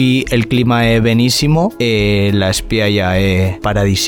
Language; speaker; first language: Italian; non-native, learner; Spanish